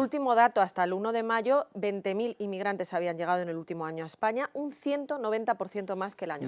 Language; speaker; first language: Spanish; native; Spanish